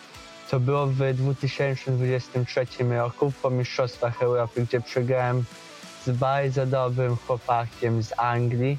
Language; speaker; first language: Polish; early bilingual, heritage; Polish